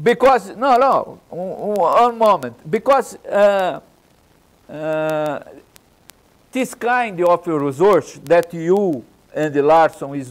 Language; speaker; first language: English; non-native, learner; Portuguese